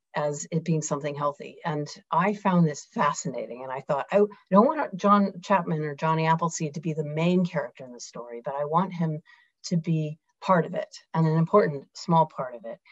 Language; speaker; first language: English; native; English